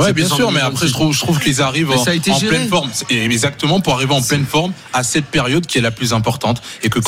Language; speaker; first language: French; native; French